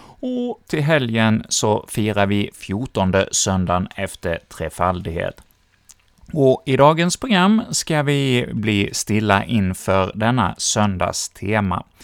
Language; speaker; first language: Swedish; native; Swedish